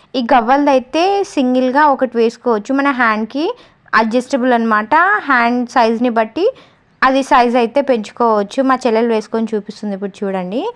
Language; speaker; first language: Telugu; non-native, local second language; Lambadi